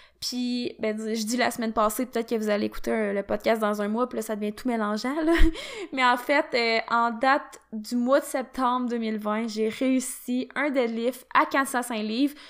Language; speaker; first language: French; native; French